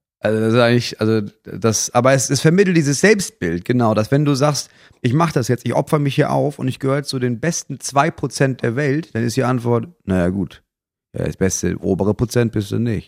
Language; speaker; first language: German; native; German